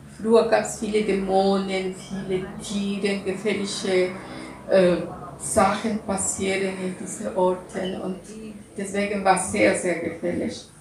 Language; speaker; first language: German; non-native, learner; Russian